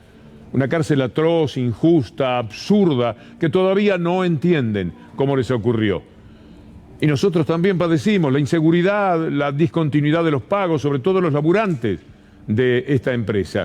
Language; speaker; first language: Spanish; native; Spanish